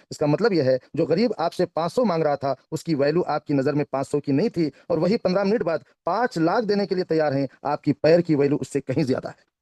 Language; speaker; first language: Hindi; non-native, local second language; Kannada